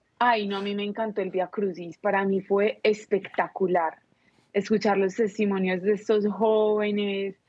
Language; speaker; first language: Spanish; native; Spanish